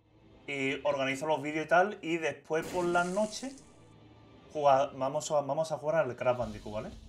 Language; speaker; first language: Spanish; native; Spanish